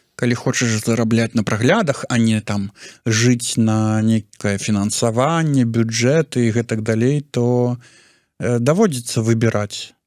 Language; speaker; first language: Belarusian; native; Belarusian